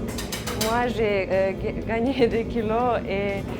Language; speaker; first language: French; non-native, learner; Serbian